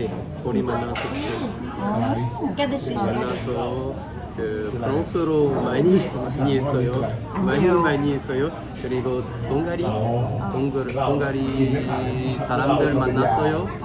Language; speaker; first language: Korean; non-native, learner; French